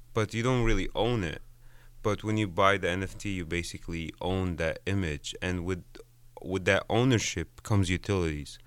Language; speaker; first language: English; non-native, fluent; Arabic